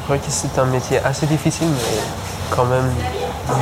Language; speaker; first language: French; non-native, learner; Persian